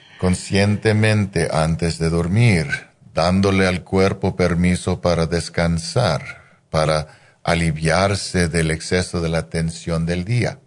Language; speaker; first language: Spanish; non-native, fluent; English